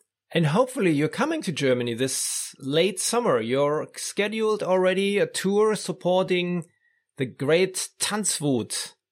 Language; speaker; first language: English; non-native, fluent; German